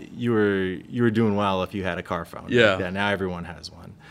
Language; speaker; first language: English; native; English